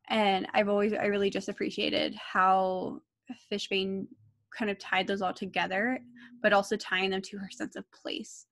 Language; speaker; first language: English; native; English